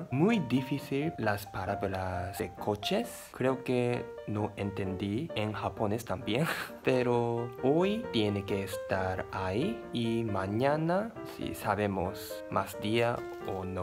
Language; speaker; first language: Spanish; non-native, learner; Japanese